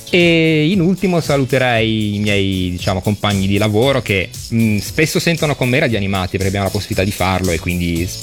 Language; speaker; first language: Italian; native; Italian